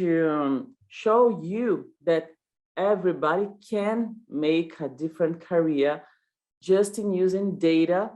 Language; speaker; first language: English; non-native, learner; Portuguese